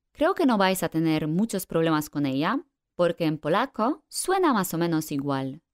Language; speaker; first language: Spanish; non-native, fluent; Polish